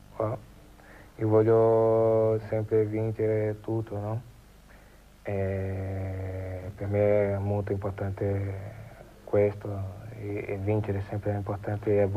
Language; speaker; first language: Italian; non-native, learner; Portuguese